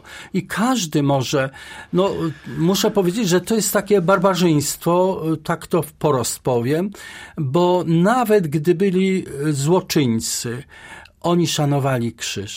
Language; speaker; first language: Polish; native; Polish